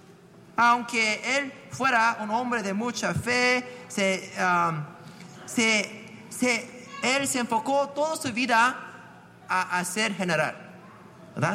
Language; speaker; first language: Spanish; non-native, fluent; English